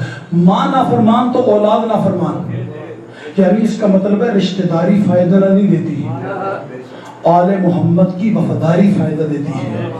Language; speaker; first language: Urdu; native; Urdu